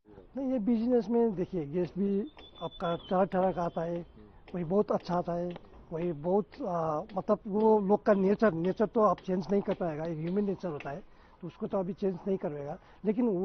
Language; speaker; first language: Hindi; non-native, local second language; Nepali